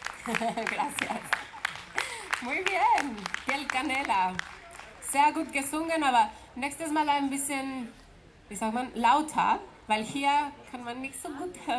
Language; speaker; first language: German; non-native, fluent; Spanish